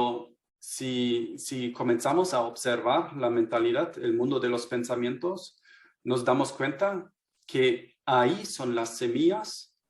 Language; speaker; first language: Spanish; non-native, fluent; German